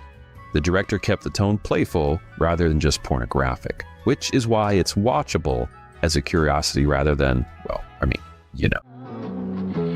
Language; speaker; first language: English; native; English